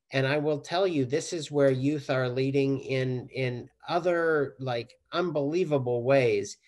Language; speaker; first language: English; native; English